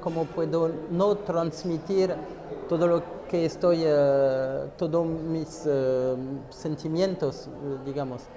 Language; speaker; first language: Spanish; non-native, fluent; French